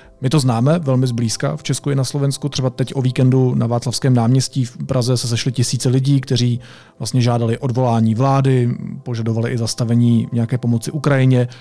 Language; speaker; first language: Czech; native; Czech